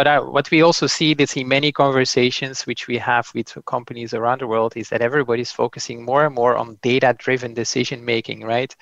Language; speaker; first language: English; non-native, fluent; Dutch